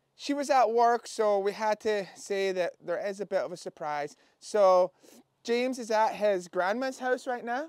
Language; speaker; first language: English; native; English